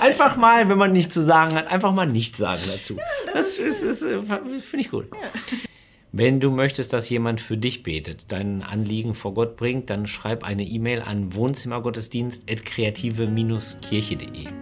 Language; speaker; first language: German; native; German